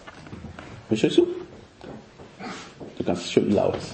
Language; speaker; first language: German; non-native, fluent; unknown